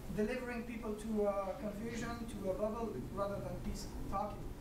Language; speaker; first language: English; non-native, fluent; Persian